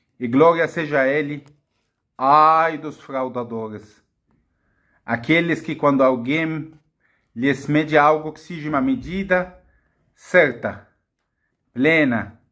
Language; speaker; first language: Portuguese; non-native, fluent; Arabic